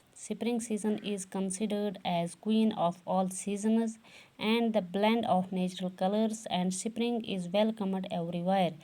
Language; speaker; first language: English; non-native, local second language; Kashmiri